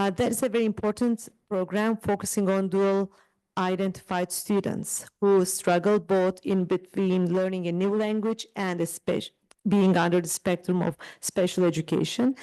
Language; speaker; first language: English; non-native, fluent; Turkish